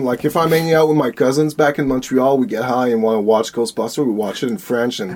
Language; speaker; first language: English; native; English